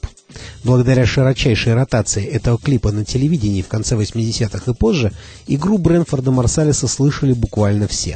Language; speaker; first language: Russian; native; Russian